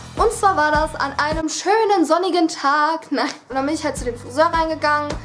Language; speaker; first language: German; early bilingual, other home language; Vietnamese